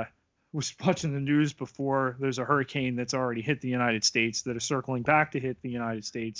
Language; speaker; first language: English; native; English